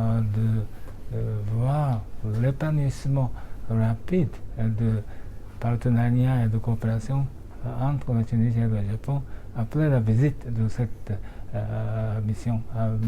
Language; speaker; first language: French; non-native, fluent; Japanese